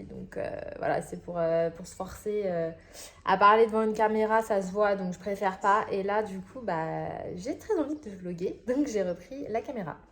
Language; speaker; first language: French; native; French